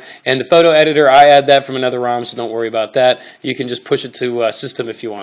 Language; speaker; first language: English; native; English